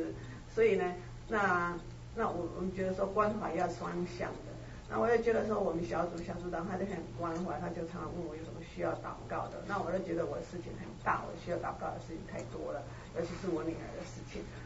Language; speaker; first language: Chinese; native; Chinese